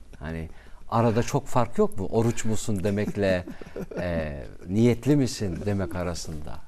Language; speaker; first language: Turkish; non-native, local second language; Kurdish